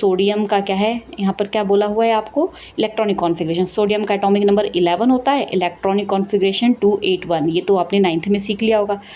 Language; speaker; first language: Hindi; native; Hindi